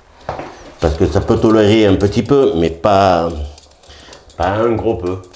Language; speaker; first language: French; native; French